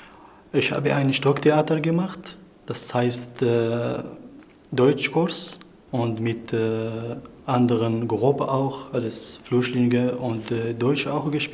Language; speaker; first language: German; non-native, learner; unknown